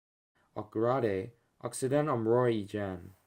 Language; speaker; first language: Swedish; non-native, learner; English